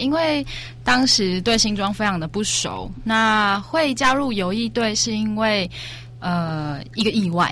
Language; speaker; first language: Chinese; native; Chinese